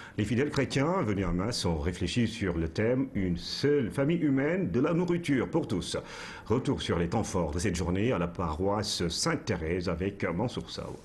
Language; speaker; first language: French; non-native, local second language; Wolof